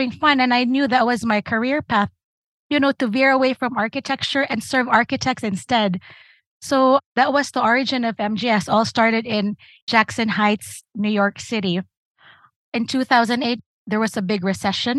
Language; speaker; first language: English; non-native, local second language; Cebuano